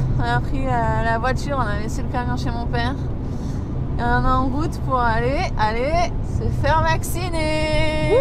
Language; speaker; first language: French; native; French